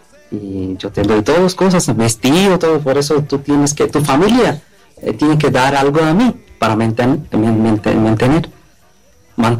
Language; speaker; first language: Spanish; non-native, learner; Bangla